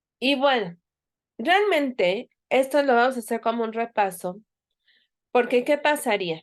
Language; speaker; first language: Spanish; native; Spanish